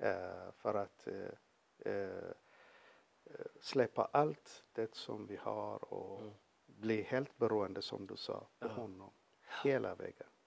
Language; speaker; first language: Swedish; non-native, fluent; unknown